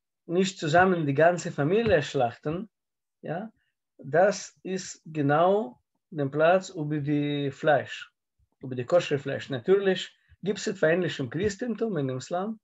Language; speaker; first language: German; non-native, learner; Russian